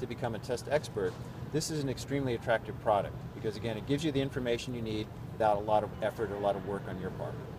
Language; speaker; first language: English; native; English